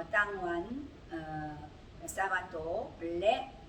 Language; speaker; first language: Thai; non-native, learner; Korean